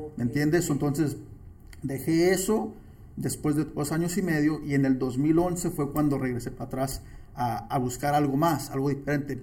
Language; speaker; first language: Spanish; early bilingual, heritage; Spanish